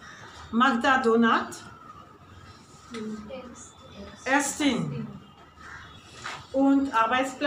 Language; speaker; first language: German; non-native, fluent; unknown